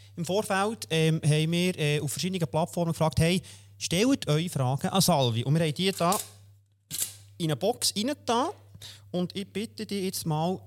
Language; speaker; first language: German; native; German